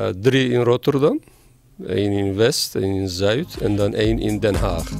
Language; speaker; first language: Dutch; non-native, learner; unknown